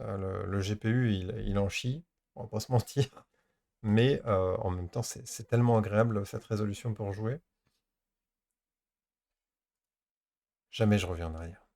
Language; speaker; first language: French; native; French